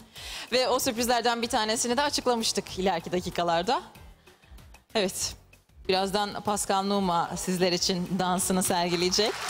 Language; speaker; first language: Turkish; native; Turkish